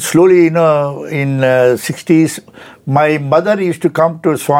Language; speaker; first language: English; non-native, local second language; Telugu